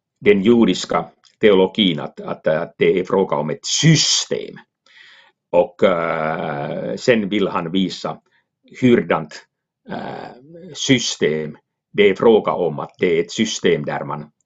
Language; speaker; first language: Swedish; non-native, local second language; Finnish